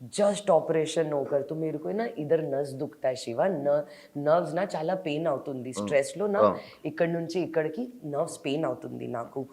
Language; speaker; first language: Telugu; non-native, local second language; Hindi